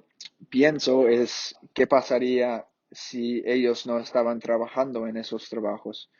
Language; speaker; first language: Spanish; non-native, fluent; English